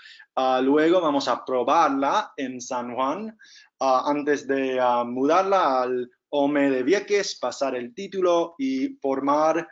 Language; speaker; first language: Spanish; non-native, fluent; English